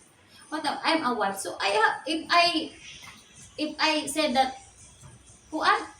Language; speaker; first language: English; non-native, local second language; Cebuano